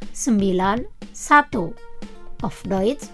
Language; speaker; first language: German; non-native, fluent; Indonesian